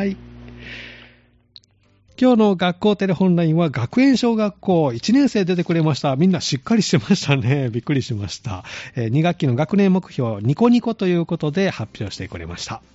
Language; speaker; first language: Japanese; native; Japanese